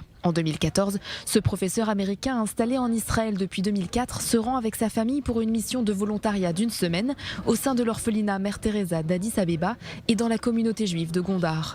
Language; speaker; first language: French; native; French